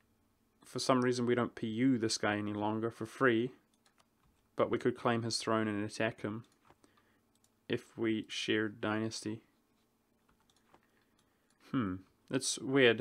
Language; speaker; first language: English; native; English